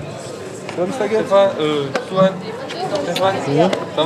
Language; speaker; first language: French; native; French